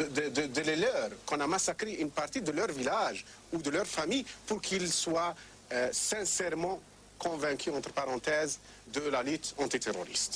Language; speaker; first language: French; non-native, local second language; Arabic